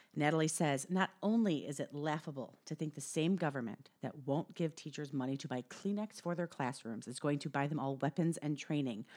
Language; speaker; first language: English; native; English